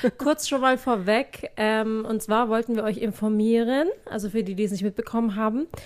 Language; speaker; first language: German; native; German